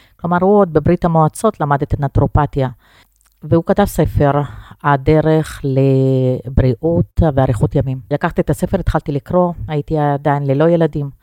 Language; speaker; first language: Hebrew; non-native, fluent; Russian